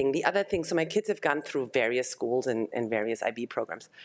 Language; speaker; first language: English; non-native, fluent; German